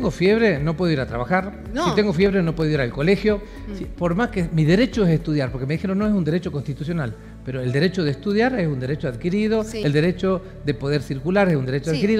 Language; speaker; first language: Spanish; native; Spanish